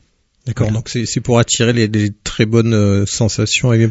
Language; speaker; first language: French; native; French